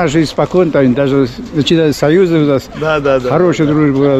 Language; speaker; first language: Russian; non-native, fluent; Uzbek